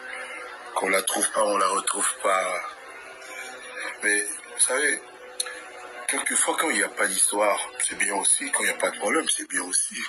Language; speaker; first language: French; non-native, local second language; Lingala